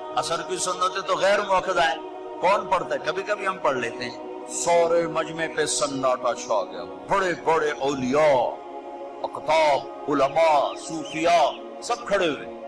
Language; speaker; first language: Urdu; non-native, local second language; Punjabi